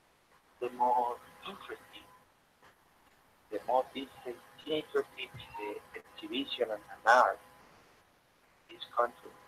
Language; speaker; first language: English; non-native, learner; Spanish